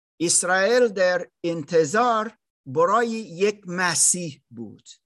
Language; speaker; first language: Persian; non-native, learner; German